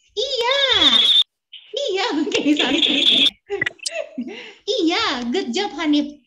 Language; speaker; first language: English; non-native, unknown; Indonesian